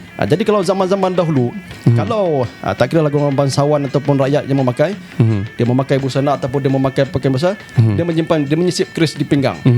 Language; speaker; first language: Malay; native; Malay